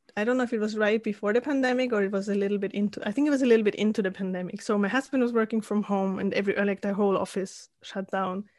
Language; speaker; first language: English; non-native, fluent; German